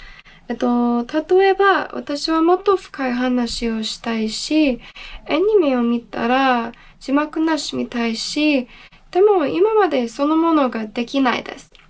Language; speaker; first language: Japanese; non-native, learner; English